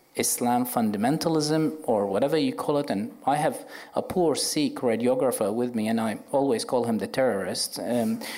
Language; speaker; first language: English; non-native, fluent; Arabic